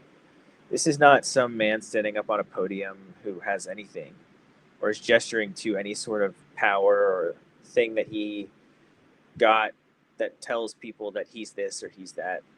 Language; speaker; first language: English; native; English